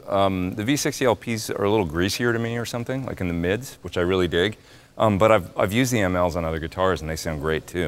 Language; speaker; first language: English; native; English